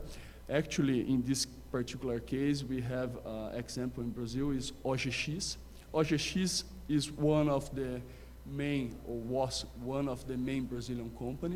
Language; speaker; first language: English; non-native, fluent; Portuguese